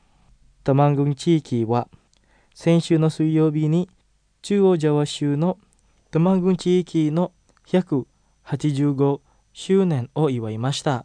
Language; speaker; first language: Japanese; non-native, fluent; Indonesian